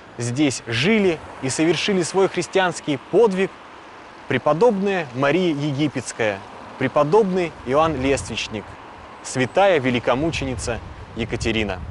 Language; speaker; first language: Russian; native; Russian